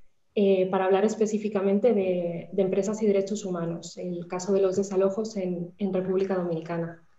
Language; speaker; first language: Spanish; native; Spanish